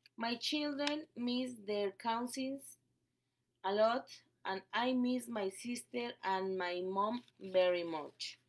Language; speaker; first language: English; non-native, learner; Spanish